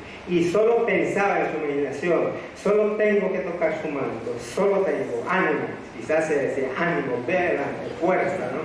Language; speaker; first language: Spanish; native; Spanish